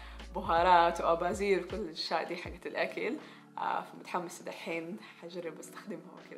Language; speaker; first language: Arabic; native; Arabic